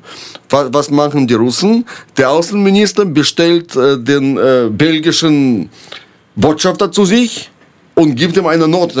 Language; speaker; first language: German; non-native, fluent; Russian